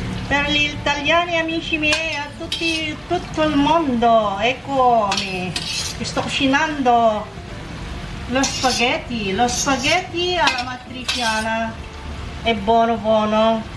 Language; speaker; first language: Italian; non-native, local second language; Filipino